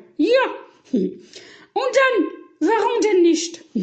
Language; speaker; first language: German; non-native, learner; French